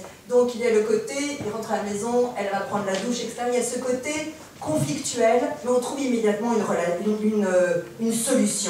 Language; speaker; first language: French; native; French